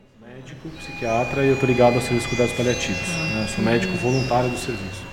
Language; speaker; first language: Portuguese; native; Portuguese